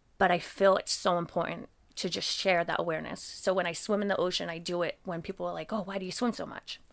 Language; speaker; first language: English; native; English